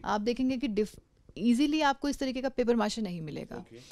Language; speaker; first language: Hindi; native; Hindi